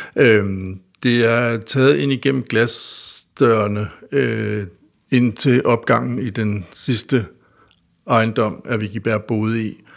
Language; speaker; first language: Danish; native; Danish